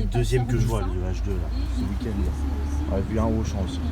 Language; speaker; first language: French; native; French